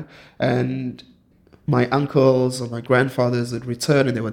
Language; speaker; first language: English; non-native, local second language; Zulu